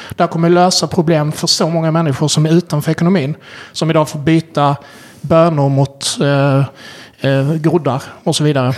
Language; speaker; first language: Swedish; native; Swedish